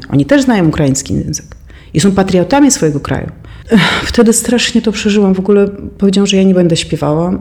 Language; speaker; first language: Polish; non-native, fluent; Russian